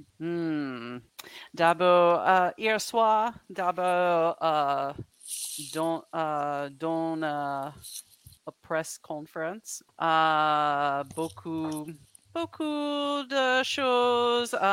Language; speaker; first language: French; non-native, learner; English